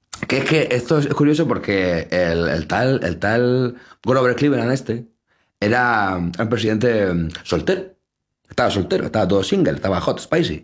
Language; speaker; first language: Spanish; native; Spanish